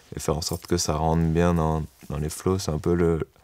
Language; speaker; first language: French; native; French